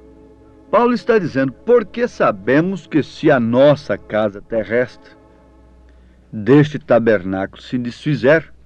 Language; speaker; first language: Portuguese; native; Portuguese